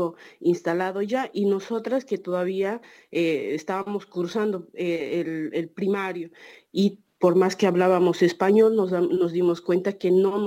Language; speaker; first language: Spanish; native; Spanish